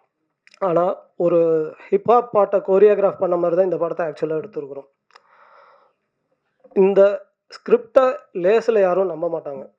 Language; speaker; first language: Tamil; native; Tamil